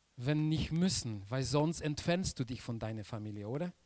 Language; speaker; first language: German; non-native, fluent; Polish